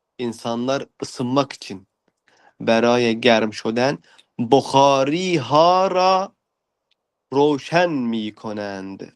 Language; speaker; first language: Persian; non-native, fluent; Turkish